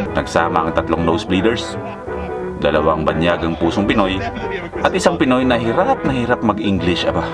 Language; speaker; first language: Filipino; native; Filipino